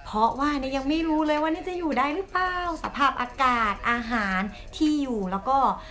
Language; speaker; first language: Thai; native; Thai